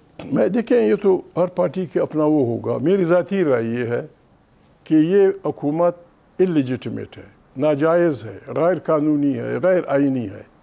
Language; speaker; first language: Urdu; non-native, local second language; Pashto